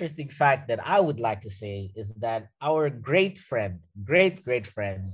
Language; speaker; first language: English; non-native, fluent; Portuguese